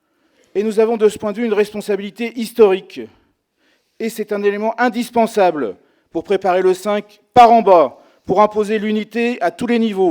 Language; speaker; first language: French; native; French